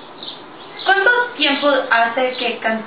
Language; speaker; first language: Spanish; non-native, learner; English